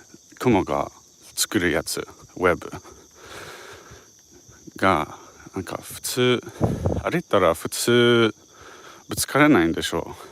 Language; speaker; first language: Japanese; non-native, fluent; English